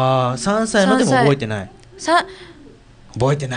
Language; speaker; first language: Japanese; native; Japanese